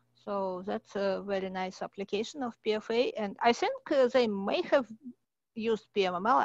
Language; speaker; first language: English; non-native, fluent; Russian